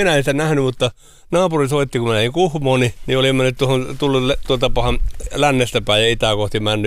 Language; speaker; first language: Finnish; native; Finnish